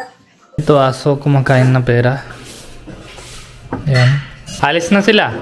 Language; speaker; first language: Filipino; non-native, learner; Hindi